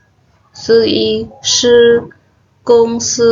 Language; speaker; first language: Chinese; non-native, fluent; Khmer